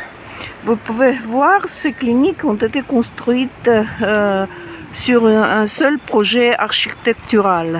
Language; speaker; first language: French; non-native, fluent; Russian